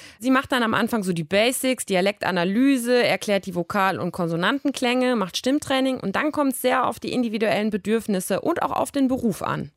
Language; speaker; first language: German; native; German